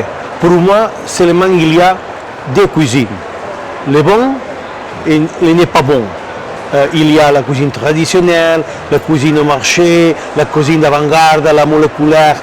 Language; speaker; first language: French; non-native, learner; Catalan